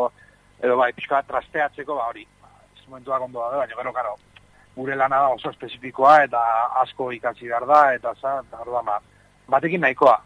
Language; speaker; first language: Basque; native; Basque